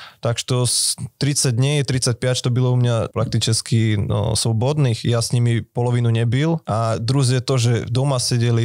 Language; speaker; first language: Russian; non-native, fluent; Slovak